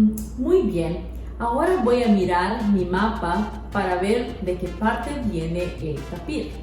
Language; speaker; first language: Spanish; non-native, fluent; Portuguese